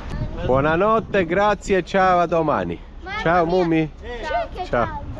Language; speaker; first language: Italian; native; Italian